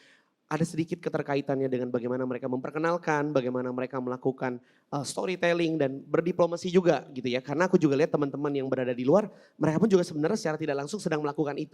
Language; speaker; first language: Indonesian; native; Indonesian